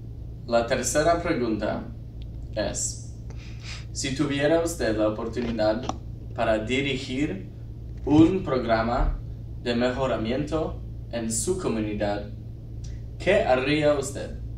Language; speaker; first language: Spanish; non-native, learner; English